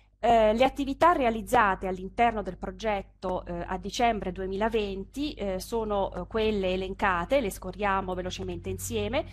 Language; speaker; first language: Italian; native; Italian